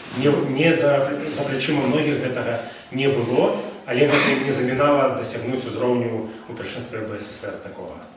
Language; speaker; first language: Belarusian; non-native, local second language; Russian